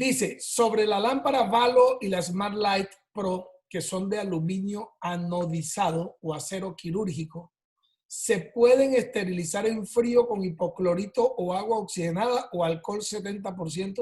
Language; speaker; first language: Spanish; native; Spanish